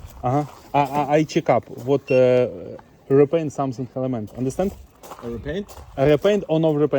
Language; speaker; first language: English; non-native, learner; Ukrainian